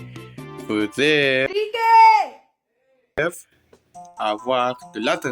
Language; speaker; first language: French; non-native, learner; Spanish